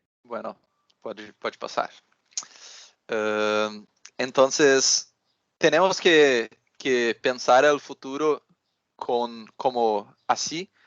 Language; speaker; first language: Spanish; non-native, learner; Portuguese